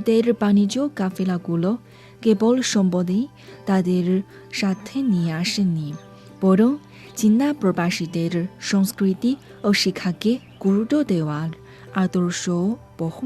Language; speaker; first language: Bangla; non-native, fluent; Chinese